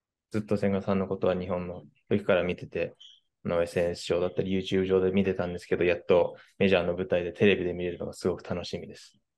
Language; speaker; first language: Japanese; native; Japanese